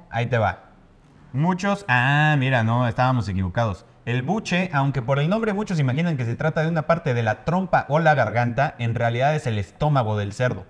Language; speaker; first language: Spanish; native; Spanish